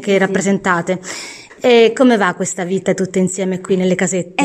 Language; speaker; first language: Italian; native; Italian